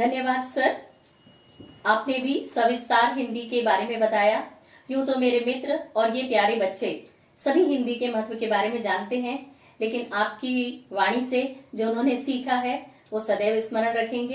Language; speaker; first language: Hindi; native; Hindi